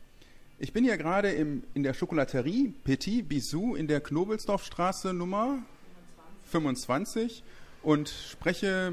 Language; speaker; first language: German; native; German